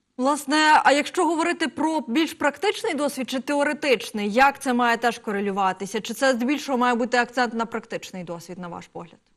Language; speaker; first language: Ukrainian; native; Ukrainian